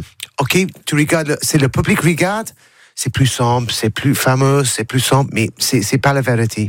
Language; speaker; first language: French; non-native, learner; English